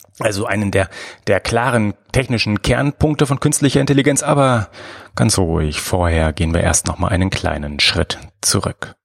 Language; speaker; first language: German; native; German